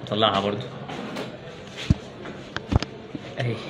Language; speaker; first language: Arabic; native; Arabic